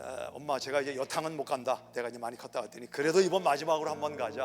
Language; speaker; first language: Korean; native; Korean